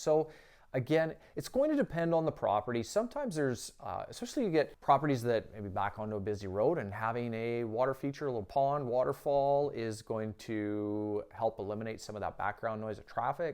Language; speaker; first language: English; native; English